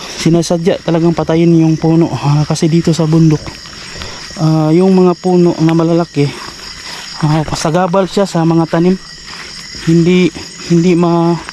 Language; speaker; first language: Filipino; non-native, local second language; Cebuano